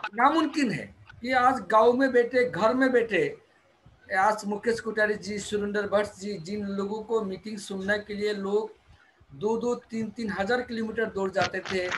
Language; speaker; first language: Hindi; non-native, local second language; Bangla